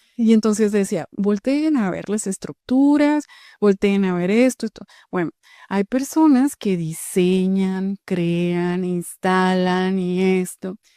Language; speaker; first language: Spanish; native; Spanish